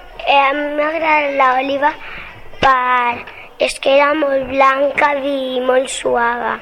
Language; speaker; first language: Catalan; non-native, local second language; Spanish